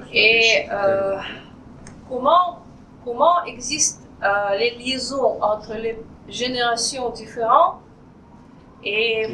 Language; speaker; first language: French; non-native, fluent; Russian